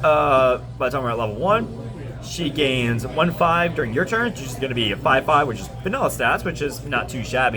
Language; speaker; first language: English; native; English